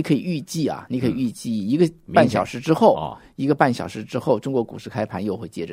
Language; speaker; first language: Chinese; native; Chinese